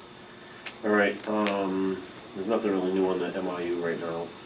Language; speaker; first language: English; native; English